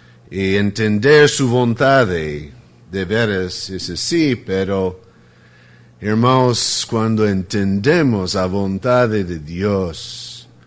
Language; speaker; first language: Spanish; non-native, fluent; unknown